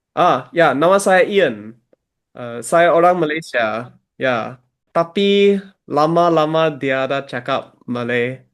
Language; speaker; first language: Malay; early bilingual, heritage; Malay